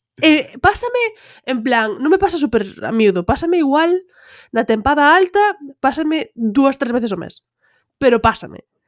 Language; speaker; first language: Galician; native; Galician